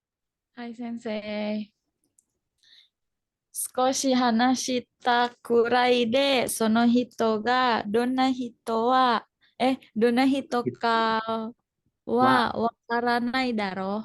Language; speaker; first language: Japanese; non-native, learner; Indonesian